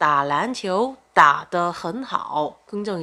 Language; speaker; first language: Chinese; non-native, fluent; Korean